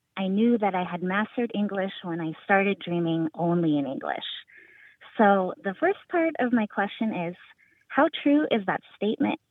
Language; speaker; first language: English; early bilingual, other home language; Filipino